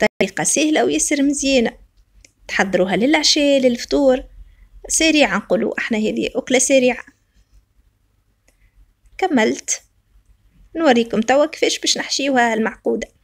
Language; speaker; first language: Arabic; native; Arabic